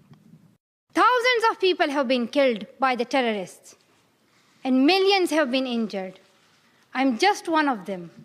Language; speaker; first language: English; non-native, local second language; Pashto